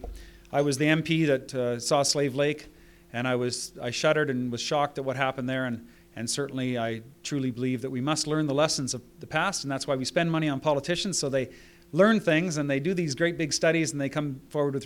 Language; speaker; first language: English; native; English